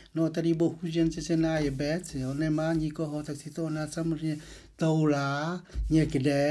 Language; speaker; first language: Czech; non-native, learner; Vietnamese